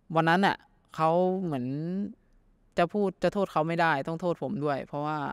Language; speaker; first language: Thai; native; Thai